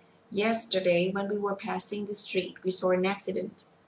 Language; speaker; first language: English; non-native, fluent; Vietnamese